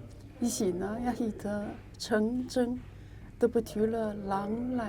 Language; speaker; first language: Norwegian; non-native, learner; Chinese